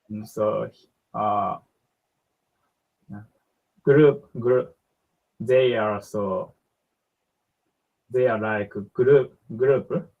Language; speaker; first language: English; non-native, learner; Japanese